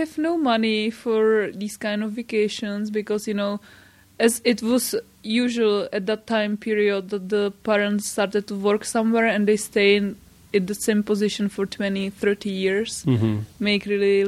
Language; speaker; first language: English; non-native, fluent; Czech